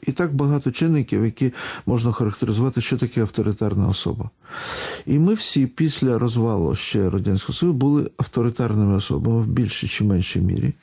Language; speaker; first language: Ukrainian; non-native, local second language; Russian